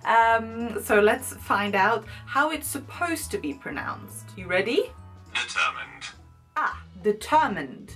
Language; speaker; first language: English; non-native, fluent; German